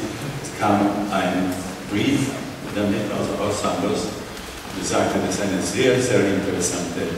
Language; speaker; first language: German; non-native, fluent; Czech